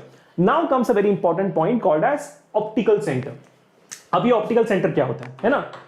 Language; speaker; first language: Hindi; native; Hindi